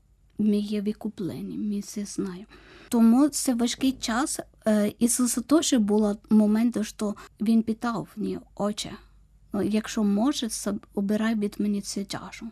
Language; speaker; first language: Ukrainian; non-native, learner; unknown